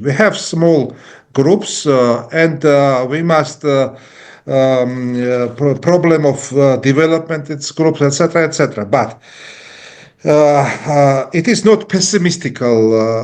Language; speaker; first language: English; non-native, learner; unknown